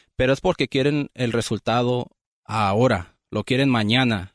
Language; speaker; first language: Spanish; early bilingual, other home language; English